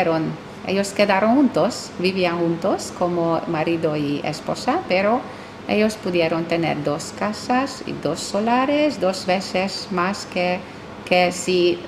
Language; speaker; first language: Spanish; non-native, fluent; Hungarian